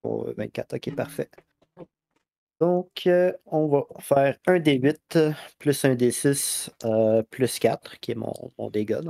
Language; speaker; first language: French; native; French